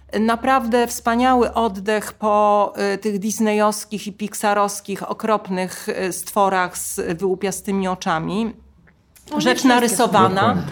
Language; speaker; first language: Polish; native; Polish